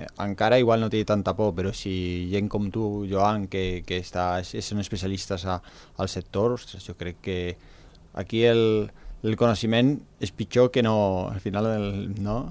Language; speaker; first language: Catalan; non-native, local second language; Spanish